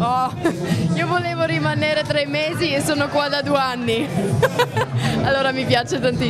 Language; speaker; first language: Italian; non-native, fluent; German